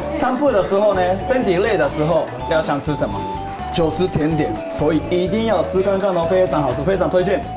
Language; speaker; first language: Chinese; non-native, fluent; Japanese